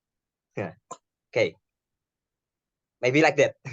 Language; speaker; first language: English; non-native, learner; Indonesian